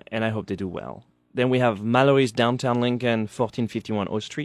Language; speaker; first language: English; non-native, fluent; French